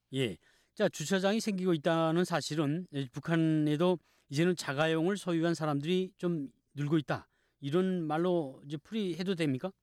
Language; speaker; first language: Korean; native; Korean